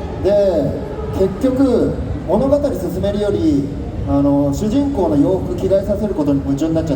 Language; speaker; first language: Japanese; native; Japanese